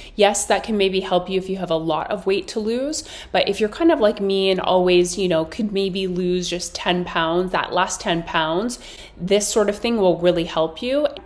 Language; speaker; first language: English; native; English